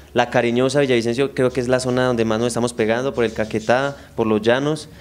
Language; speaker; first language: Spanish; native; Spanish